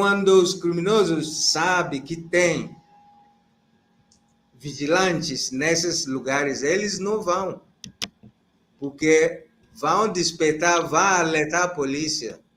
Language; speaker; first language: Portuguese; non-native, fluent; Igbo